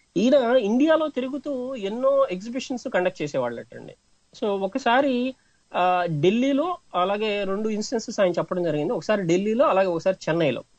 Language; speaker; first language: Telugu; native; Telugu